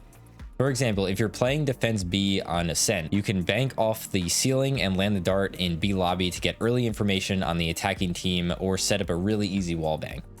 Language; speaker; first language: English; native; English